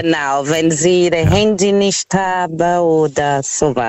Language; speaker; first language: German; non-native, learner; Portuguese